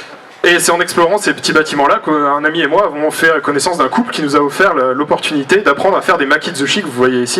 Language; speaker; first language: French; native; French